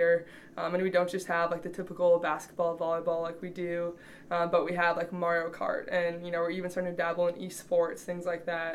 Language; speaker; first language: English; native; English